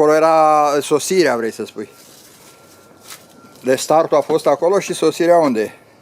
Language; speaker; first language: Romanian; native; Romanian